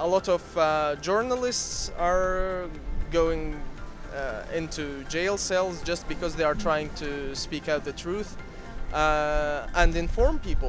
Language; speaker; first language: English; non-native, fluent; Russian